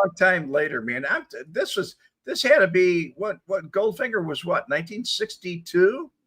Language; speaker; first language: English; native; English